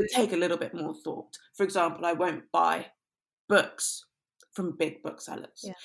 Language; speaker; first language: English; native; English